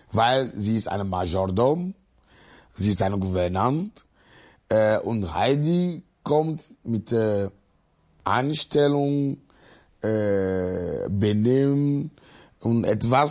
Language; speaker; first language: German; non-native, fluent; Ewe